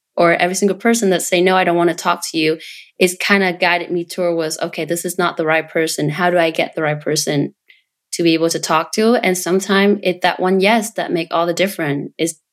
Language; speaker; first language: English; non-native, fluent; Vietnamese